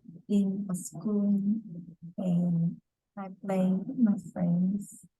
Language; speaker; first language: English; non-native, learner; Vietnamese